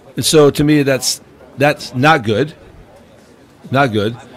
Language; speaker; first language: English; native; English